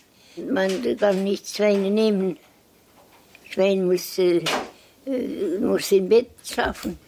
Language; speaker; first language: German; non-native, learner; Estonian